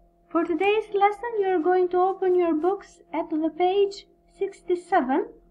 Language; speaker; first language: English; non-native, fluent; Albanian